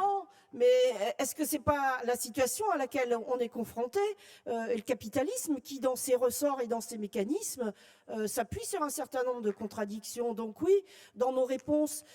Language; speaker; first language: French; native; French